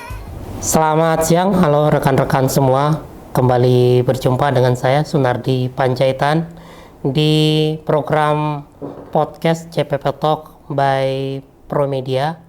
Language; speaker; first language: Malay; native; Malay